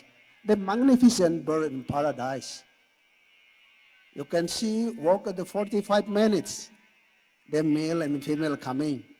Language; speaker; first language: English; non-native, learner; Indonesian